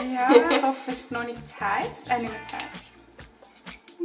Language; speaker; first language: German; native; German